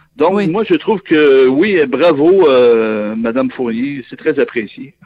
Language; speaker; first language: French; native; French